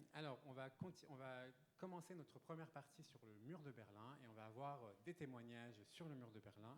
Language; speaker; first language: French; native; French